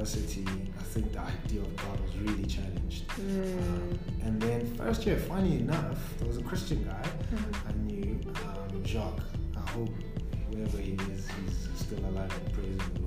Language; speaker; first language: English; non-native, local second language; Zulu